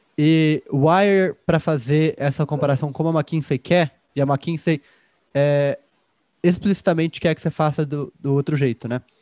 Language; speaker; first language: Portuguese; native; Portuguese